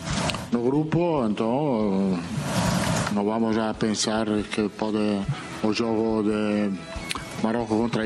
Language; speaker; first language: Portuguese; non-native, fluent; Italian